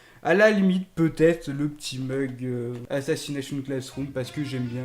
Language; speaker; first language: French; native; French